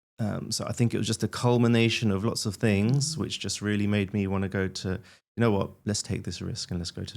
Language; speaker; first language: English; native; English